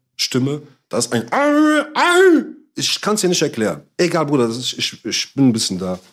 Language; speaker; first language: German; early bilingual, other home language; Arabic